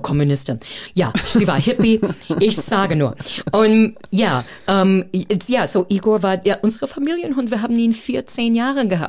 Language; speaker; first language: German; non-native, fluent; English